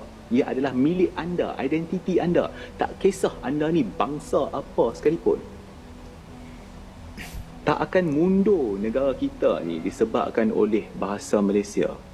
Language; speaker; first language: Malay; native; Malay